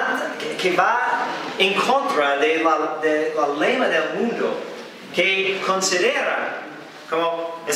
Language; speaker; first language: Spanish; non-native, fluent; English